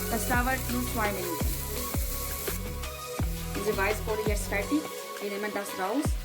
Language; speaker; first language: German; non-native, learner; Urdu